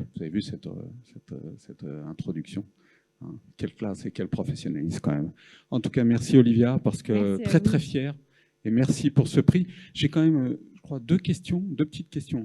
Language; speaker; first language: French; native; French